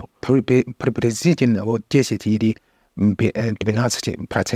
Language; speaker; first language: Russian; non-native, learner; Chinese